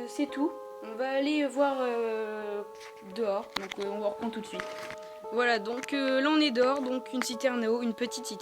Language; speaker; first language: French; native; French